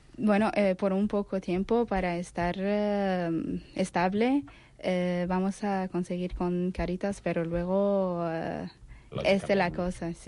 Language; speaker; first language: Spanish; non-native, learner; Arabic